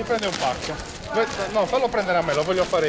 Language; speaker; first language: Italian; native; Italian